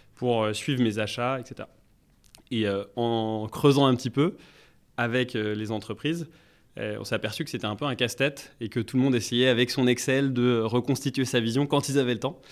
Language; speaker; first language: French; native; French